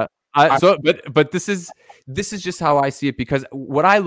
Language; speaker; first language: English; native; English